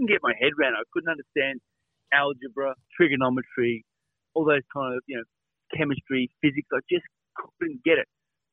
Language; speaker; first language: English; native; English